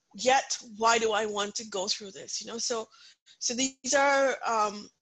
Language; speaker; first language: English; non-native, local second language; Punjabi